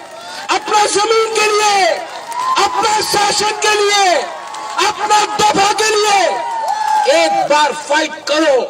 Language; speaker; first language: Hindi; non-native, local second language; Kok Borok